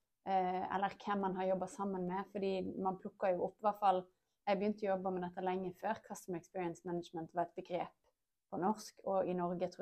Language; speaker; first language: Norwegian; native; Norwegian